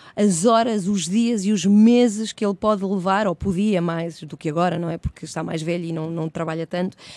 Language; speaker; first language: Portuguese; early bilingual, other home language; Spanish